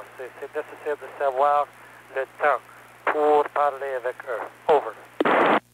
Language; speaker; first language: French; non-native, learner; English